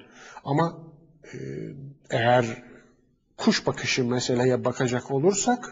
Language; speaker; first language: Turkish; native; Turkish